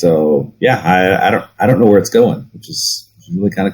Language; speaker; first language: English; native; English